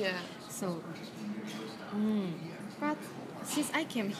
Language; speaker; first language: English; non-native, learner; Japanese